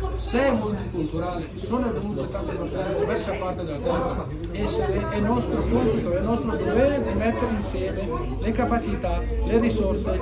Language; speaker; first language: Italian; non-native, fluent; Urdu